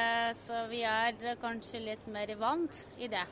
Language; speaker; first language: Norwegian; non-native, fluent; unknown